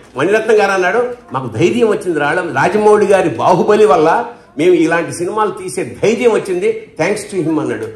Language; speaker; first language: Telugu; native; Telugu